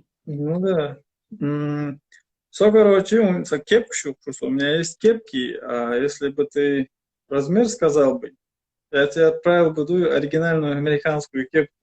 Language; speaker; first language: Russian; non-native, local second language; Chechen